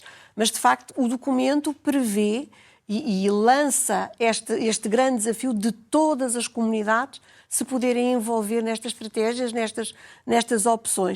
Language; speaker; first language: Portuguese; native; Portuguese